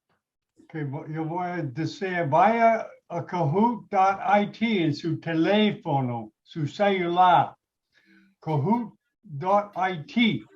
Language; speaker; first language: Spanish; non-native, learner; English